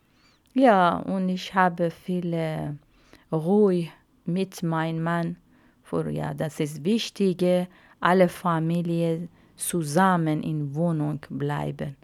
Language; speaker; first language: German; non-native, learner; Arabic